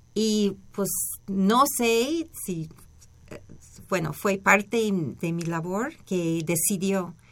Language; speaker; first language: Spanish; non-native, fluent; English